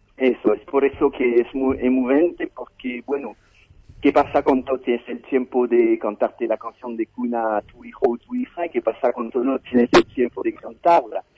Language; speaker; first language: Spanish; non-native, fluent; French